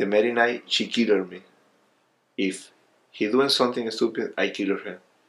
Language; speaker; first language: English; non-native, learner; Spanish